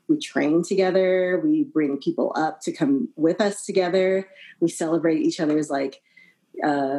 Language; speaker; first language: English; early bilingual, other home language; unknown